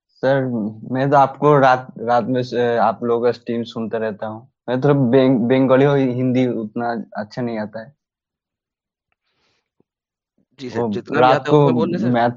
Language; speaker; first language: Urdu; non-native, local second language; Bangla